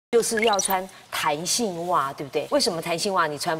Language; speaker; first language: Chinese; native; Chinese